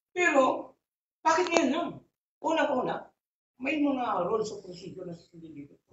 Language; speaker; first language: Filipino; non-native, local second language; Bikol